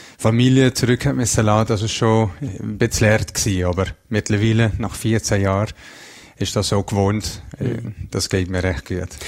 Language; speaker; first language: German; non-native, local second language; Dutch